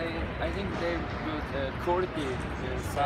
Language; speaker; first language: English; non-native, learner; Japanese